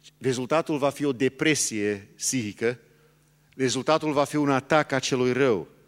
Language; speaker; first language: Romanian; early bilingual, heritage; Romanian